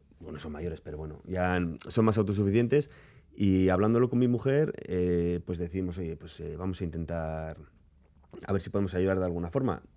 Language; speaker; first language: Spanish; native; Spanish